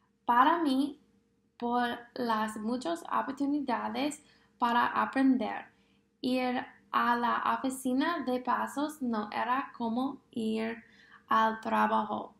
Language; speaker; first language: Spanish; non-native, fluent; English